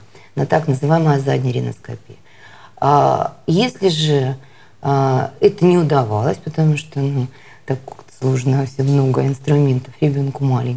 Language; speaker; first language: Russian; native; Russian